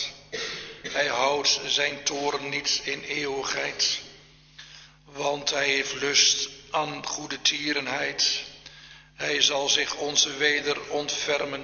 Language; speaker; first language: Dutch; native; Dutch